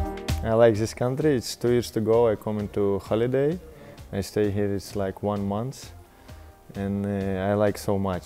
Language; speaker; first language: English; non-native, learner; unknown